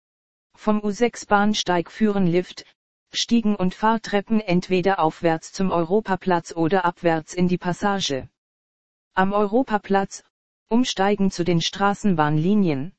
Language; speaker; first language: German; native; German